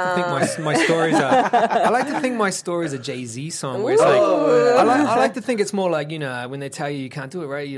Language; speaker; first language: English; native; English